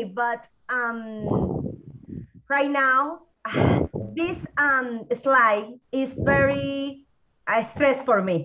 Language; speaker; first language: English; non-native, learner; Spanish